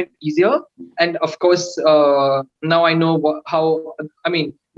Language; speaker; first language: English; non-native, local second language; Tamil